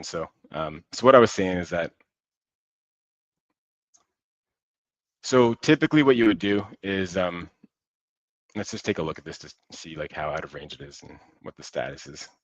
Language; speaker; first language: English; native; English